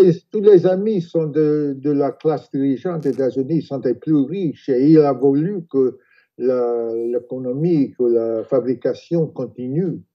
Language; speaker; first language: French; non-native, fluent; English